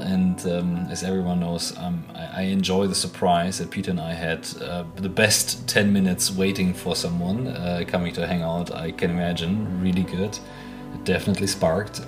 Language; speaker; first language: English; non-native, fluent; German